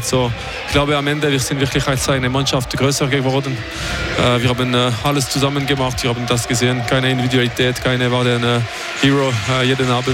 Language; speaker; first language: German; non-native, local second language; French